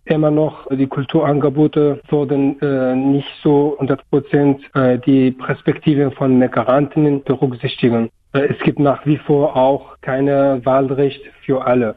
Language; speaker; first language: German; non-native, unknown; Kurdish